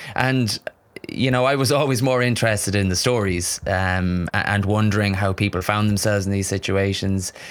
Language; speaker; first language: English; native; English